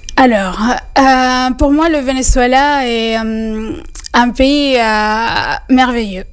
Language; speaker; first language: French; non-native, fluent; Spanish